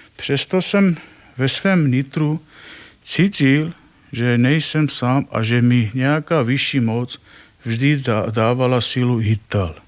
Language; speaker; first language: Czech; non-native, fluent; Armenian